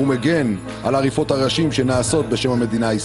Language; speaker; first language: Hebrew; native; Hebrew